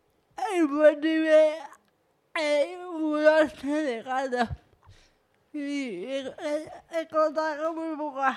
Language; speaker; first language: Spanish; non-native, learner; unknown